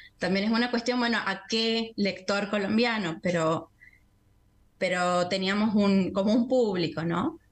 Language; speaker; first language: Spanish; native; Spanish